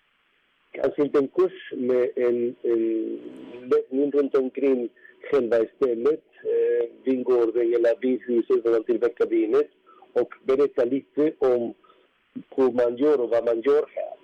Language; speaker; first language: Swedish; non-native, fluent; Spanish